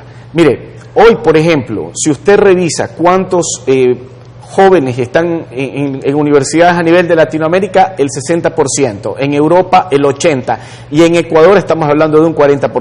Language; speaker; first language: Spanish; native; Spanish